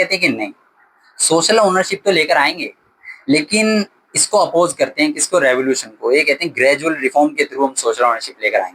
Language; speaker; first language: Hindi; native; Hindi